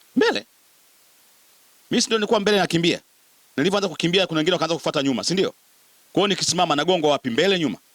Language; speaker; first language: Swahili; native; Swahili